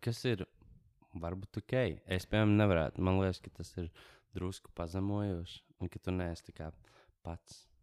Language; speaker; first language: Latvian; native; Latvian